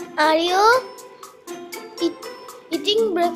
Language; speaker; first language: English; non-native, learner; Bangla